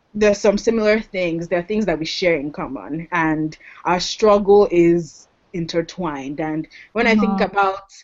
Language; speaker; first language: English; non-native, local second language; Yoruba